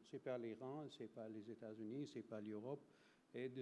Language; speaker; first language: French; non-native, fluent; Arabic